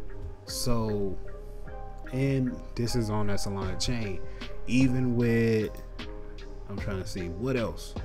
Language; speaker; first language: English; native; English